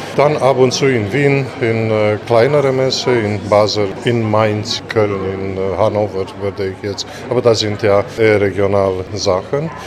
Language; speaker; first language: German; non-native, fluent; Romanian